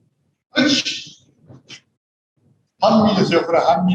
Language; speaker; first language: Japanese; native; Japanese